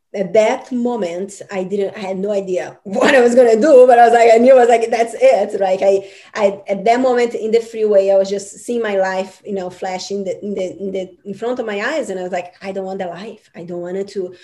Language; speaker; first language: English; non-native, fluent; Portuguese